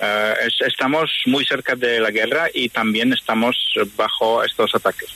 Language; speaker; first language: Spanish; non-native, fluent; Polish